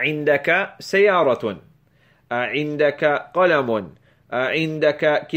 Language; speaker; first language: Arabic; non-native, fluent; English